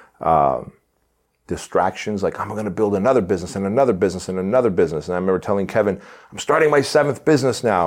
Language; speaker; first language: English; early bilingual, other home language; Armenian